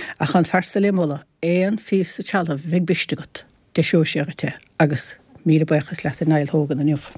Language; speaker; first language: Irish; native; Irish